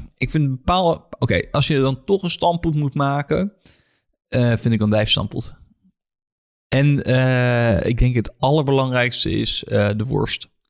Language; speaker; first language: Dutch; native; Dutch